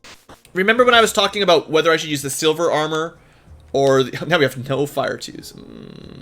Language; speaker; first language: English; native; English